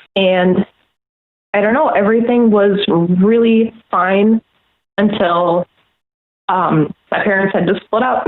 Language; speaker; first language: English; native; English